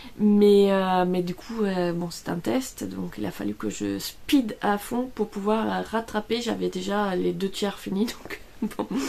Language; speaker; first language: French; non-native, fluent; Italian